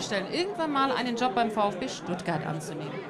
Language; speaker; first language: German; native; German